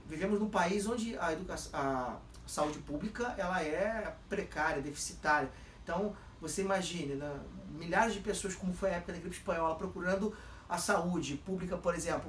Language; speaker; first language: Portuguese; native; Portuguese